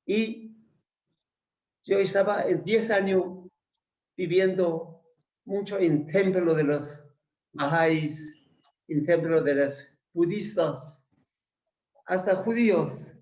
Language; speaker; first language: Spanish; non-native, learner; Persian